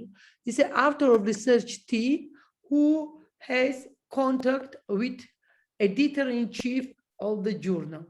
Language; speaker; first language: English; non-native, learner; Georgian